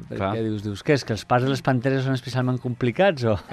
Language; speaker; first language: Catalan; native; Catalan